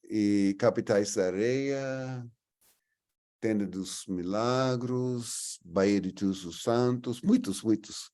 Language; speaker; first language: Portuguese; non-native, fluent; English